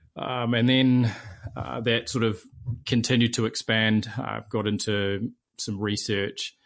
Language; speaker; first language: English; native; English